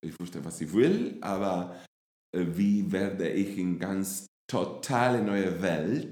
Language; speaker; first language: German; non-native, fluent; Spanish